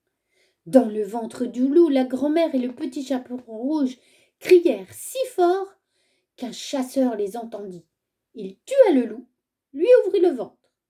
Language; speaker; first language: French; native; French